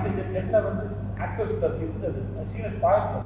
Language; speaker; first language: Tamil; native; Tamil